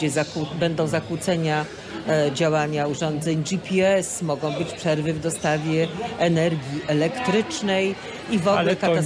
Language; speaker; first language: Polish; native; Polish